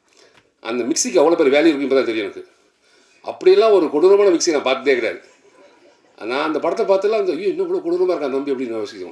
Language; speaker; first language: Tamil; native; Tamil